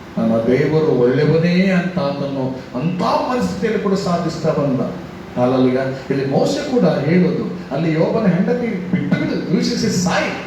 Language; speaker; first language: Kannada; non-native, local second language; Tulu